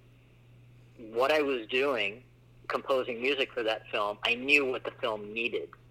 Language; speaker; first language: English; native; English